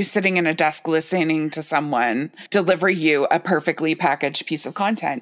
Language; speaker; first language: English; native; English